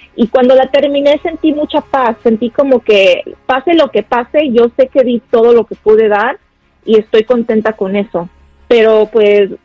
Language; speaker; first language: Spanish; native; Spanish